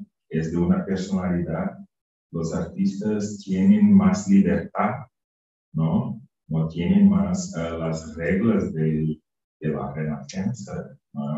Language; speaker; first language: Spanish; non-native, fluent; Portuguese